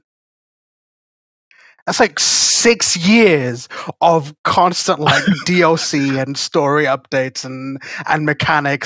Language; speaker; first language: English; native; English